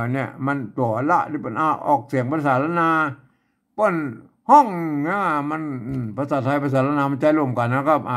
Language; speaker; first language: Thai; non-native, local second language; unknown